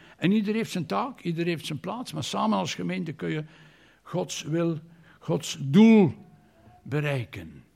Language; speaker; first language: Dutch; native; Dutch